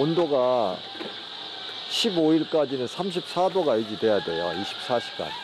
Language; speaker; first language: Korean; native; Korean